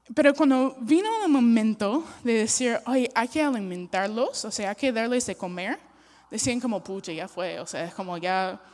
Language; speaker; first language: Spanish; non-native, fluent; English